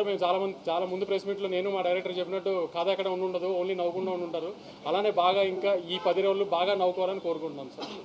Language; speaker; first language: Telugu; native; Telugu